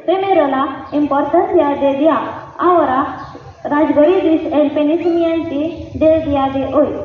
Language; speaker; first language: Spanish; non-native, learner; Marathi